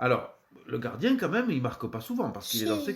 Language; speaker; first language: French; native; French